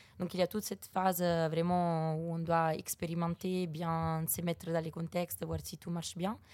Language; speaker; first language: French; non-native, fluent; Italian